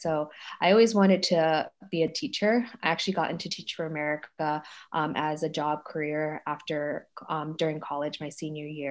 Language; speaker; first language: English; native; English